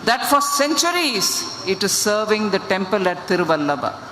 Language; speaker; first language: English; non-native, local second language; Tamil